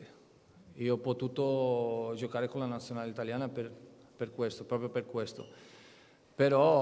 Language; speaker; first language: Italian; non-native, fluent; Portuguese